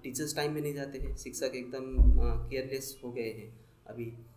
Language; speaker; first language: Hindi; non-native, local second language; Nepali